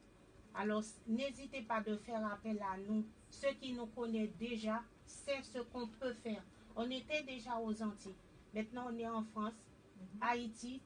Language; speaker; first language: French; native; French